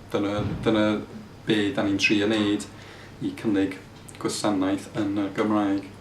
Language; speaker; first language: Welsh; non-native, fluent; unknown